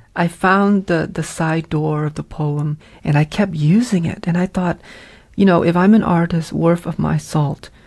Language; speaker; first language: English; early bilingual, other home language; Vietnamese